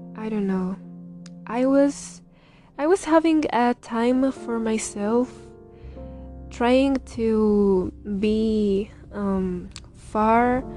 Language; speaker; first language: English; non-native, fluent; Spanish